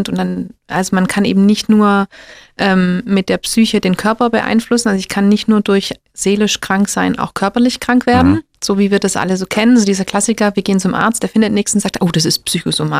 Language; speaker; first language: German; native; German